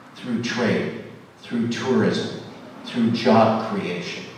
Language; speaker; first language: English; native; English